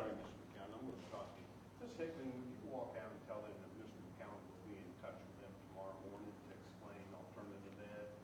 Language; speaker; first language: English; native; English